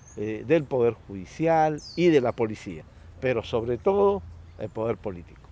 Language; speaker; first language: Spanish; non-native, local second language; Quechua